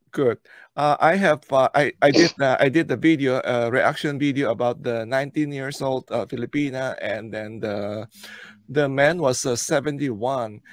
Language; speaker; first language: English; non-native, local second language; Filipino